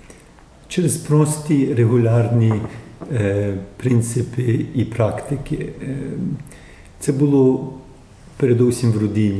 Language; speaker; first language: Ukrainian; early bilingual, heritage; Ukrainian